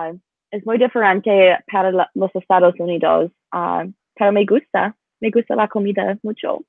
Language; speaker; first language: Spanish; non-native, learner; English